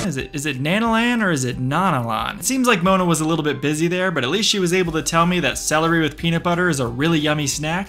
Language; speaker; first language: English; native; English